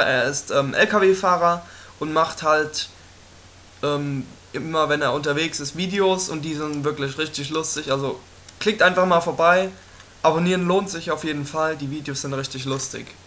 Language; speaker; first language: German; native; German